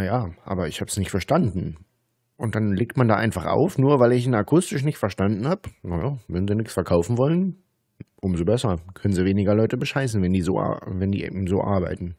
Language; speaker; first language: German; native; German